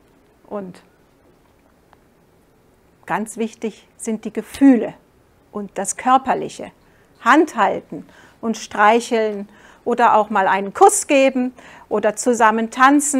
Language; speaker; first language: German; non-native, fluent; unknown